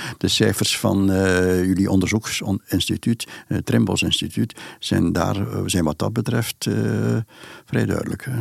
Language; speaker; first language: Dutch; native; Dutch